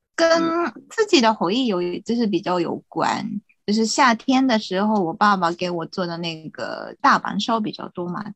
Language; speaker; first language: Chinese; non-native, fluent; Japanese